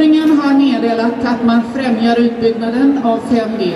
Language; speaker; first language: Swedish; native; Swedish